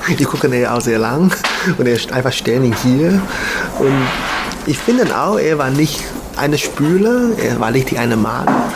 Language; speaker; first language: German; non-native, learner; Chinese